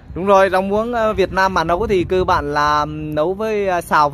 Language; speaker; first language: Vietnamese; native; Vietnamese